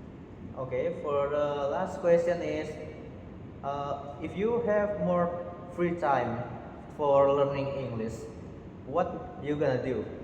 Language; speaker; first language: English; non-native, learner; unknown